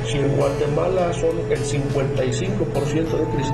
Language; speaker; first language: Spanish; native; Spanish